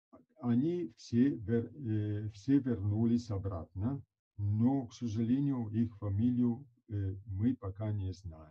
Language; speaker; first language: Russian; non-native, fluent; Italian